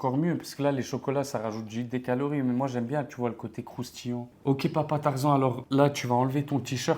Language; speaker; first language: French; native; French